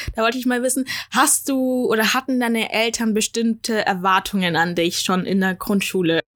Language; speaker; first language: German; early bilingual, other home language; Ewe